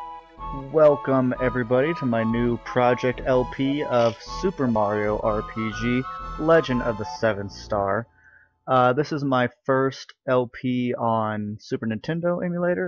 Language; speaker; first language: English; native; English